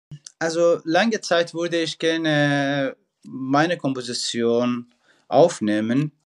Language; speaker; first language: German; non-native, fluent; Persian